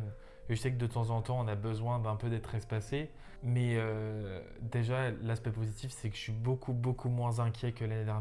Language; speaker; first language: French; native; French